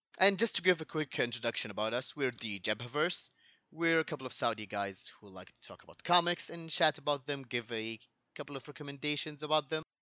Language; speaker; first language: English; non-native, fluent; Arabic